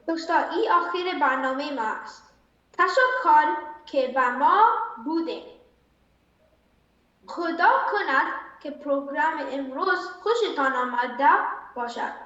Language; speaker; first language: Persian; early bilingual, heritage; Persian